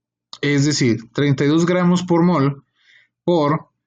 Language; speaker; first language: Spanish; native; Spanish